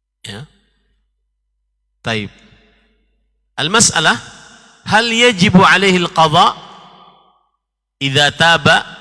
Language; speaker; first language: Arabic; non-native, fluent; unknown